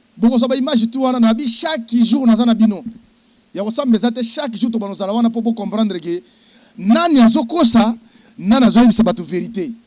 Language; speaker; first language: Lingala; native; Lingala